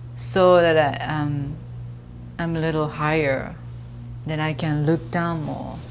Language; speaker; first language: English; non-native, fluent; Japanese